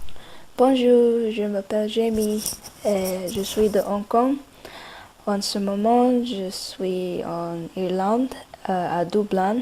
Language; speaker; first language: French; non-native, fluent; Cantonese